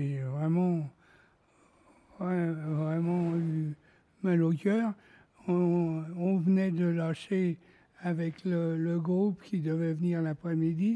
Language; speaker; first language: French; native; French